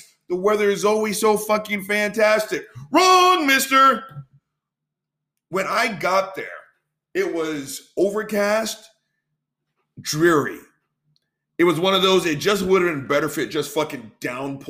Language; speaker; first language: English; native; English